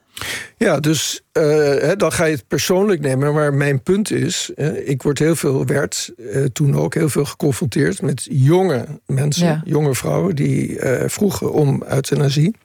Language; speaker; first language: Dutch; native; Dutch